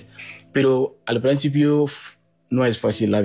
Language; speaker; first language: Spanish; non-native, learner; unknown